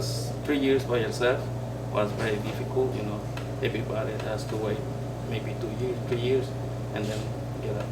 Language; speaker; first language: English; non-native, learner; Spanish